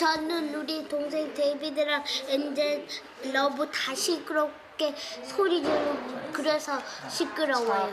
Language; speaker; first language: Korean; early bilingual, other home language; English